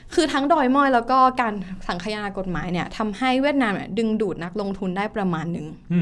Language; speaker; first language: Thai; native; Thai